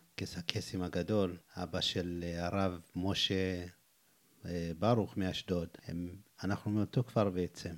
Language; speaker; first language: Hebrew; non-native, fluent; Amharic